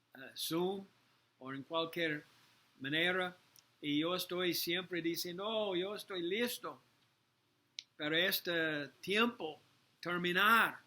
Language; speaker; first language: Spanish; non-native, learner; English